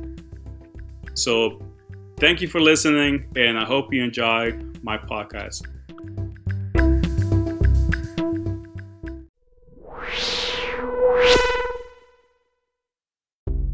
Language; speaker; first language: English; early bilingual, other home language; Spanish